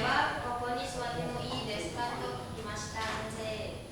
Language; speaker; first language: Japanese; non-native, learner; Indonesian